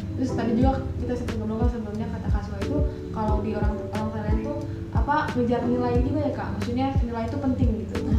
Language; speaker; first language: Indonesian; native; Indonesian